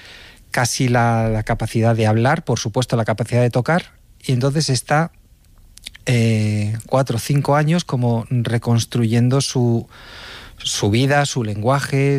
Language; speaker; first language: Spanish; native; Spanish